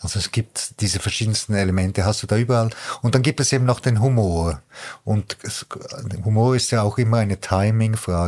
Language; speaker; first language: German; native; German